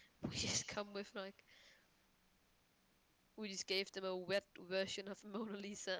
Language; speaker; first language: English; non-native, fluent; Danish